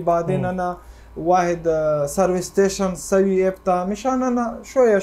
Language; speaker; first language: Arabic; non-native, learner; Urdu